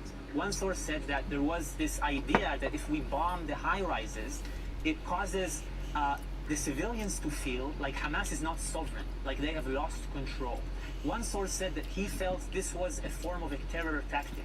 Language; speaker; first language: English; non-native, fluent; Hebrew